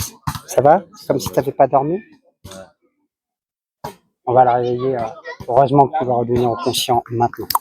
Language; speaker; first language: French; native; French